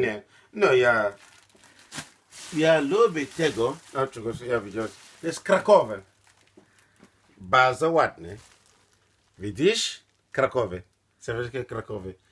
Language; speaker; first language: Polish; non-native, learner; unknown